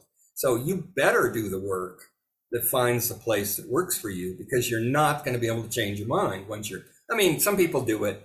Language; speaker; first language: English; native; English